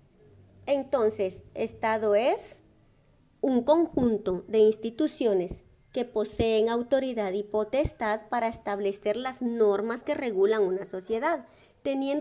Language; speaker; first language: Spanish; native; Spanish